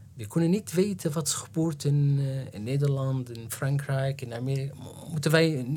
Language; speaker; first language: Dutch; non-native, fluent; Arabic